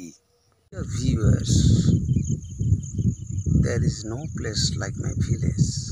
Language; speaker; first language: English; non-native, learner; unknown